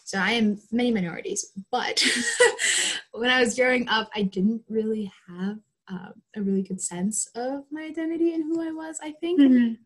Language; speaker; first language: English; native; English